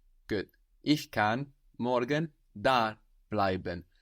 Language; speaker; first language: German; non-native, fluent; English